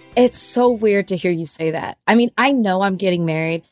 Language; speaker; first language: English; native; English